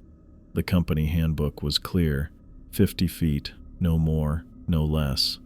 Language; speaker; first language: English; native; English